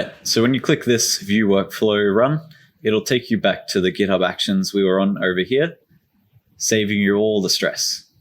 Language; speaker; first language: English; native; English